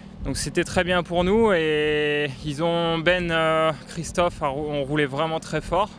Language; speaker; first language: French; native; French